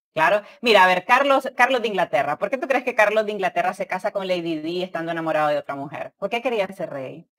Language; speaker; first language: Spanish; native; Spanish